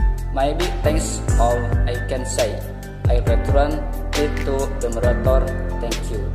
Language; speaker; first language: English; non-native, learner; Indonesian